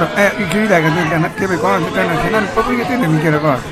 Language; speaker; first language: French; native; French